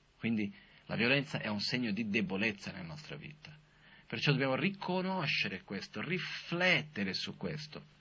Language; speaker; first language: Italian; non-native, fluent; Portuguese